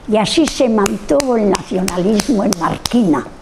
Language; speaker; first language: Spanish; non-native, local second language; Basque